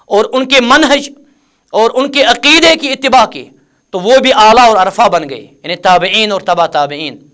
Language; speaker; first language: Urdu; non-native, local second language; Kashmiri